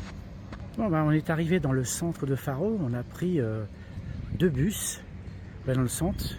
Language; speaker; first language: French; native; French